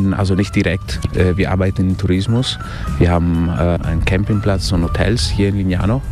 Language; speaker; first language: German; early bilingual, heritage; Italian